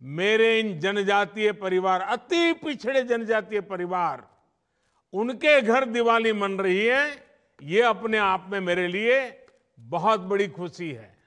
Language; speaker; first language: Hindi; non-native, local second language; Gujarati